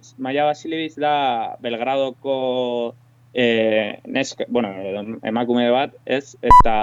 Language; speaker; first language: Basque; non-native, local second language; Spanish